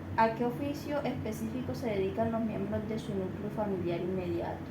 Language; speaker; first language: Spanish; native; Spanish